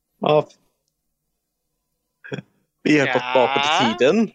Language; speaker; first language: Swedish; non-native, fluent; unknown